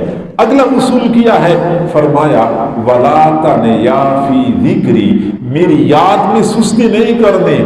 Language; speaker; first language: Urdu; native; Urdu